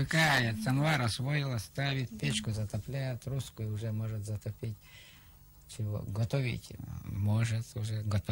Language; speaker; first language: Russian; native; Russian